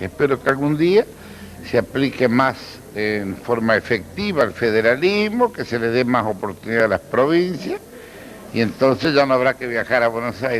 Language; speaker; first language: Spanish; native; Spanish